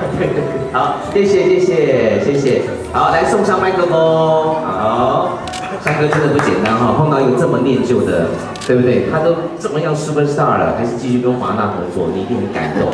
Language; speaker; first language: Chinese; native; Chinese